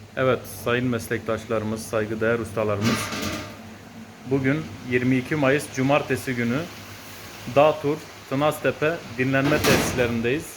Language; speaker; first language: Turkish; native; Turkish